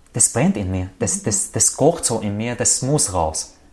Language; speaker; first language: German; non-native, fluent; Arabic